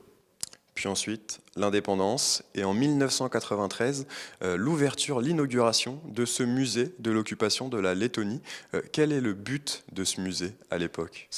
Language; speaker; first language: French; native; French